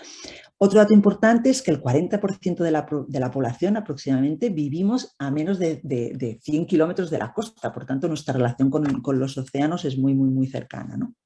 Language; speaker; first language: Spanish; native; Spanish